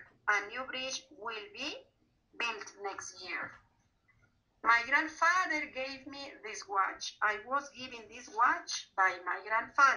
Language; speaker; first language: English; non-native, fluent; Spanish